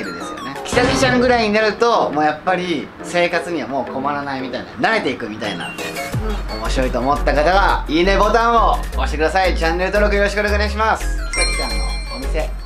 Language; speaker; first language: Japanese; native; Japanese